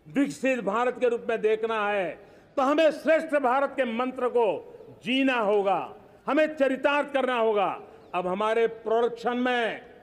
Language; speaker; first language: Hindi; non-native, local second language; Gujarati